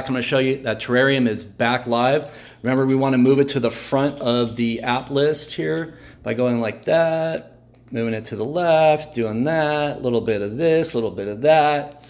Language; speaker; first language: English; native; English